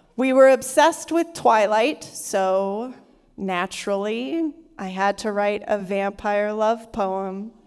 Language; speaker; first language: English; native; English